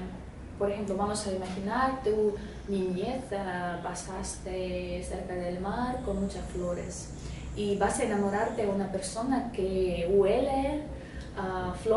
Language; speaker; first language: Spanish; non-native, fluent; Russian